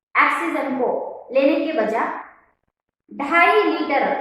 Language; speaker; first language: Hindi; non-native, local second language; Kannada